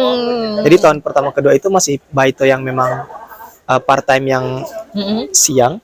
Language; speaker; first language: Indonesian; native; Indonesian